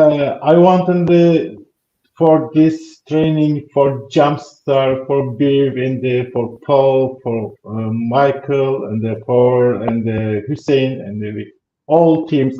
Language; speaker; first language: English; non-native, learner; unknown